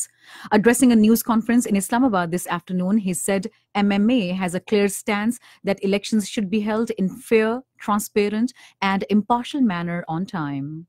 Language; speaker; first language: English; non-native, local second language; Urdu